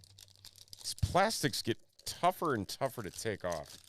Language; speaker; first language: English; native; English